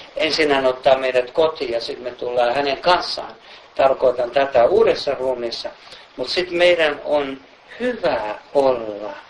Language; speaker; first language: Finnish; native; Finnish